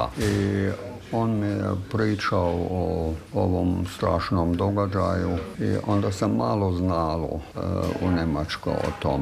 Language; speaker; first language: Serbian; non-native, fluent; German